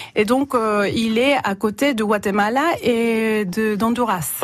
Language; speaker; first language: French; non-native, fluent; Spanish